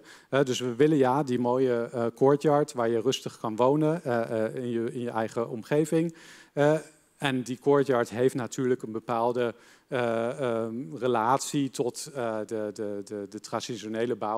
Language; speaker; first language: Dutch; native; Dutch